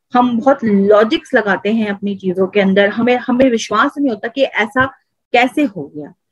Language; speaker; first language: Hindi; native; Hindi